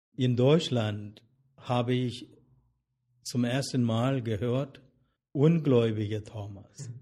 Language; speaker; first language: German; non-native, fluent; Malayalam